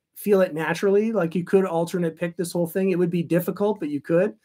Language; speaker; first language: English; native; English